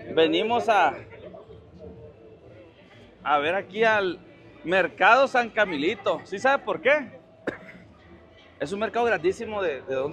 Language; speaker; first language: Spanish; native; Spanish